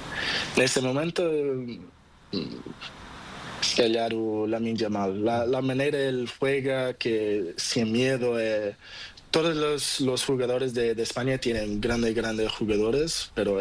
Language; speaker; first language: Spanish; non-native, learner; Portuguese